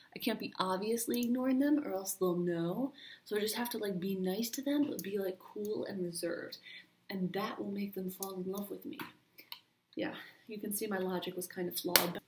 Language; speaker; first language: English; native; English